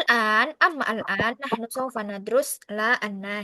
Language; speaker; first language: Arabic; non-native, fluent; Indonesian